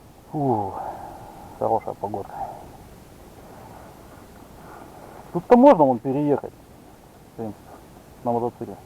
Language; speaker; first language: Russian; native; Russian